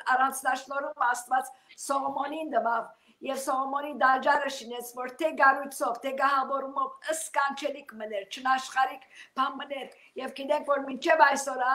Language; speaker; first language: Armenian; early bilingual, heritage; Armenian